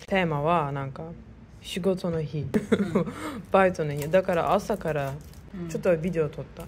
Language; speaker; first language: Japanese; non-native, fluent; Turkish